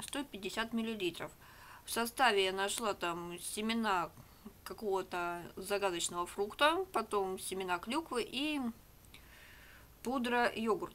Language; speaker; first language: Russian; native; Russian